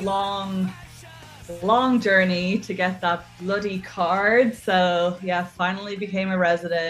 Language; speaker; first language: English; native; English